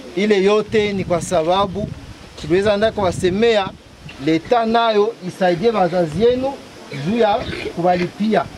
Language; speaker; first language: Swahili; non-native, local second language; Kinyarwanda